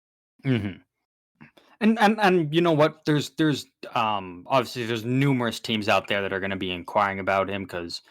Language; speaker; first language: English; native; English